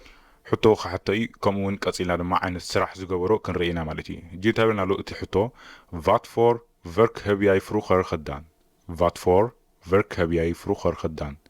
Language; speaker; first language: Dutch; non-native, learner; Tigrinya